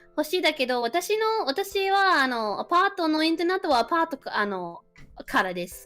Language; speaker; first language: Japanese; non-native, learner; English